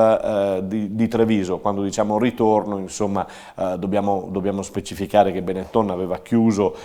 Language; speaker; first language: Italian; native; Italian